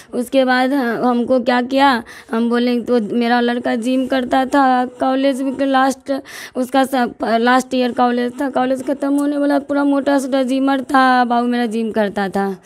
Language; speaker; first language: Hindi; native; Hindi